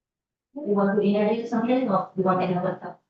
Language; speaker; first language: English; non-native, learner; Vietnamese